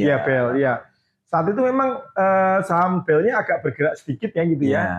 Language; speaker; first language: Indonesian; native; Indonesian